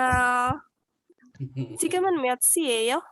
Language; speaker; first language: Korean; non-native, learner; Indonesian